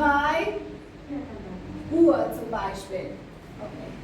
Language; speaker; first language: German; non-native, fluent; Albanian